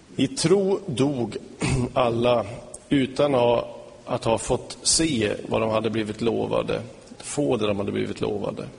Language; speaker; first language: Swedish; native; Swedish